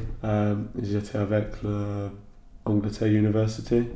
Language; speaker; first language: French; non-native, learner; English